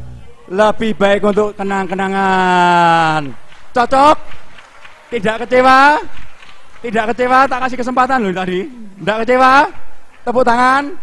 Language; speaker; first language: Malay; non-native, local second language; Javanese